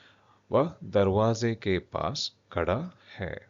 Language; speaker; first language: Hindi; non-native, local second language; Kannada